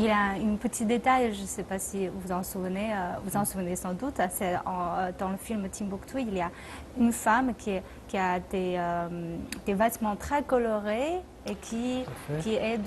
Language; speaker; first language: French; non-native, fluent; Chinese